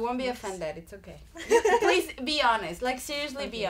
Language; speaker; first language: English; non-native, fluent; Spanish